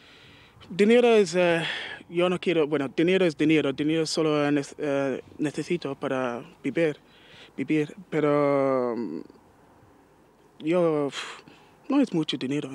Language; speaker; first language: Spanish; non-native, learner; English